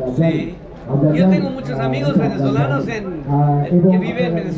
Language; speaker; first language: Spanish; non-native, fluent; Bangla